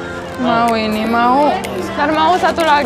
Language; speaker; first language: Indonesian; non-native, fluent; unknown